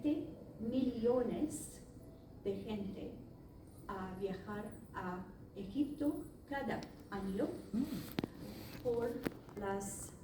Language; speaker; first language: Spanish; non-native, learner; Arabic